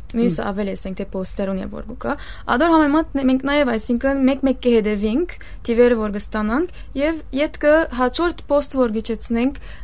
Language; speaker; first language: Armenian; early bilingual, heritage; Armenian